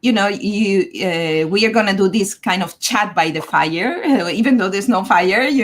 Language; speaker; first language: English; non-native, fluent; Catalan